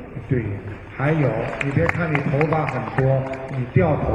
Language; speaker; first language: Chinese; native; Chinese